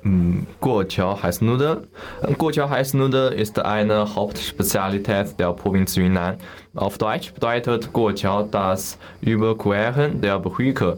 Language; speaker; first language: German; non-native, learner; Chinese